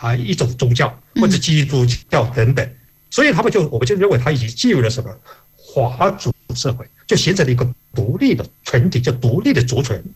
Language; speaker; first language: Chinese; non-native, local second language; Hakka Chinese